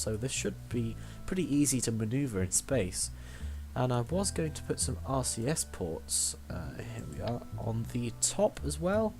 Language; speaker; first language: English; native; English